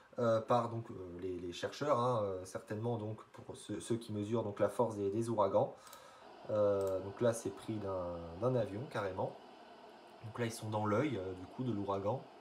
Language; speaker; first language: French; native; French